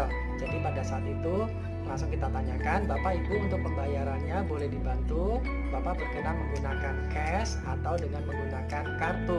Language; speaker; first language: Indonesian; non-native, local second language; Javanese